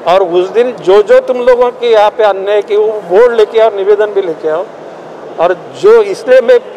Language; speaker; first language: Hindi; non-native, local second language; Marathi